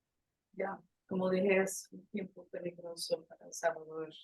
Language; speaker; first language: Spanish; non-native, fluent; English